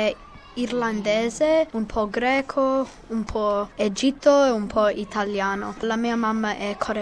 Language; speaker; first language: Italian; non-native, learner; English